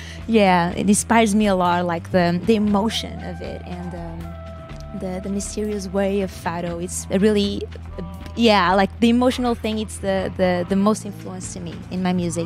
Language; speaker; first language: English; non-native, fluent; Portuguese